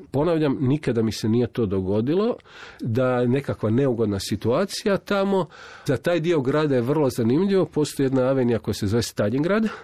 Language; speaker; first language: Croatian; native; Croatian